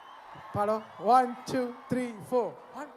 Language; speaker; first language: Telugu; native; Telugu